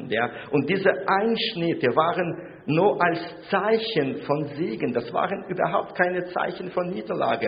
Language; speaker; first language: German; non-native, fluent; Russian